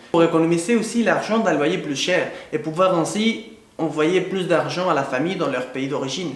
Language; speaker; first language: French; non-native, fluent; Spanish